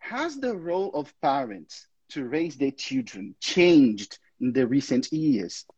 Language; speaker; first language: English; non-native, fluent; Portuguese